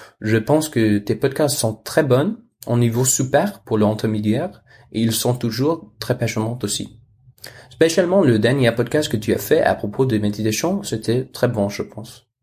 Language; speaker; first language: French; non-native, learner; Danish